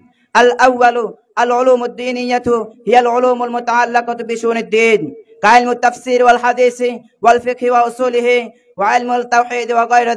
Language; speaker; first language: Arabic; non-native, learner; Bangla